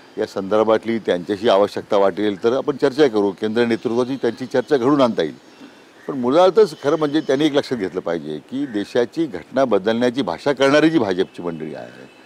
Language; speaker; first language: Marathi; native; Marathi